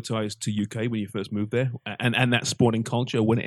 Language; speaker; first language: English; native; English